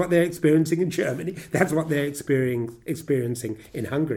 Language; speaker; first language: English; native; English